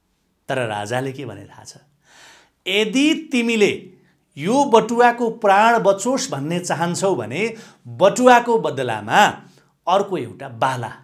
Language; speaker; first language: Nepali; native; Nepali